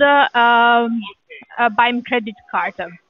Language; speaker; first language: German; non-native, learner; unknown